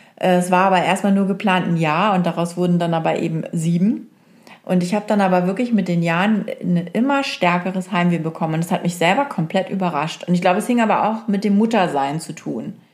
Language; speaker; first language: German; native; German